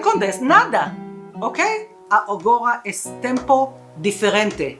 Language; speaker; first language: Portuguese; non-native, learner; Spanish